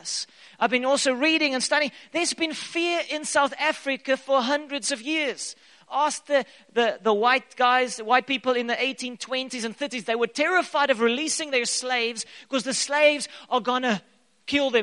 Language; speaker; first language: English; native; English